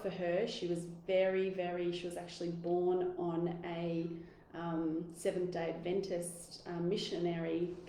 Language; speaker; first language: English; native; English